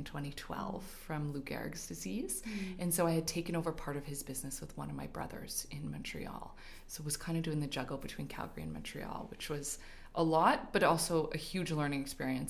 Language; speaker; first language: English; native; English